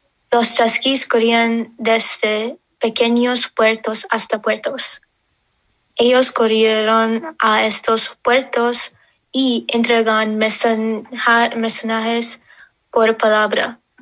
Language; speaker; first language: Spanish; non-native, learner; English